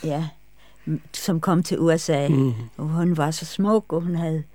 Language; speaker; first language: Danish; non-native, fluent; English